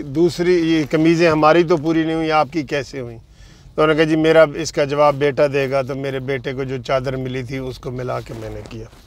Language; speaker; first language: Urdu; non-native, local second language; Punjabi